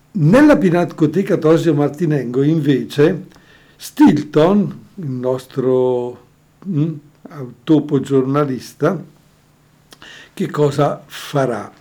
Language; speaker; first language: Italian; native; Italian